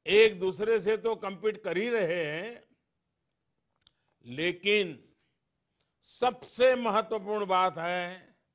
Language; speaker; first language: Hindi; non-native, local second language; Gujarati